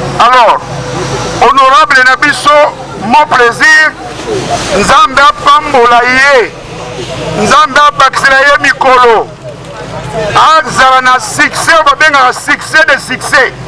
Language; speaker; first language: Lingala; native; Lingala